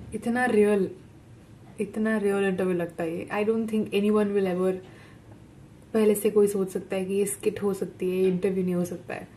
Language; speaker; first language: Hindi; non-native, local second language; Gujarati